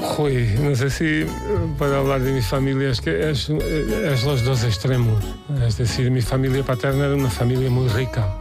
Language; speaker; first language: Spanish; non-native, fluent; Portuguese